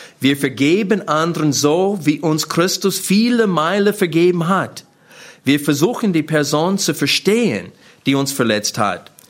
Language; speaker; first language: German; non-native, fluent; English